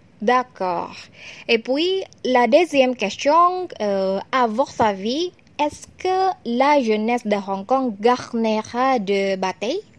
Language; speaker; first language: French; non-native, learner; Cantonese